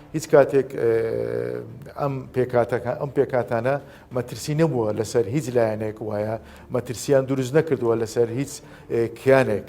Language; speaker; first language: Central Kurdish; non-native, local second language; Azerbaijani